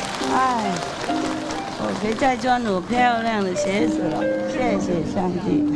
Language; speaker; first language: Chinese; non-native, fluent; Vietnamese